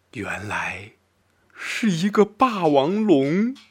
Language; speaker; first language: Chinese; native; Chinese